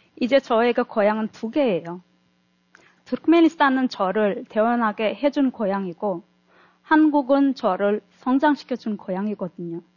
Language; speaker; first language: Korean; non-native, fluent; Turkmen